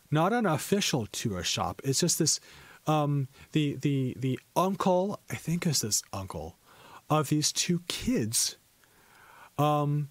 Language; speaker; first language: English; native; English